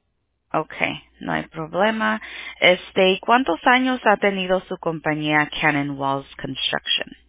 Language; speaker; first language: Spanish; early bilingual, heritage; Spanish